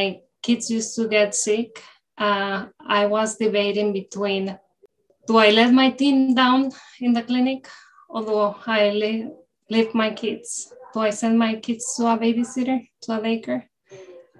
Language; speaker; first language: English; early bilingual, other home language; Spanish